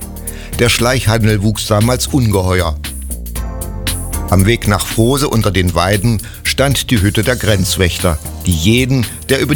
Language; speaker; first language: German; native; German